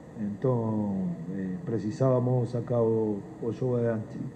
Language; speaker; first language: Portuguese; non-native, learner; Spanish